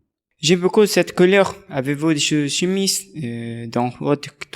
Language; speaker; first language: French; non-native, learner; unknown